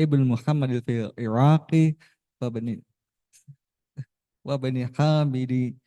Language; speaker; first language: Arabic; non-native, learner; Indonesian